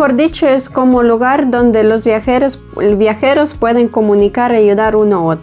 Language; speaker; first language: Spanish; non-native, fluent; Ukrainian